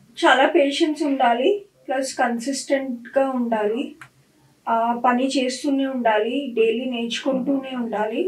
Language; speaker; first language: Telugu; non-native, local second language; Punjabi